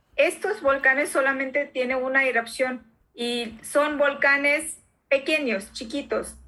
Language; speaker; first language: Spanish; non-native, fluent; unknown